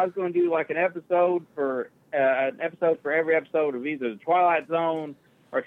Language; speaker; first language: English; native; English